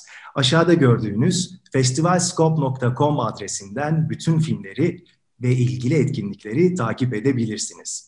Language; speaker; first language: Turkish; native; Turkish